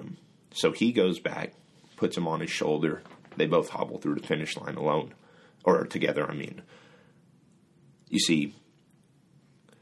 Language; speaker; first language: English; native; English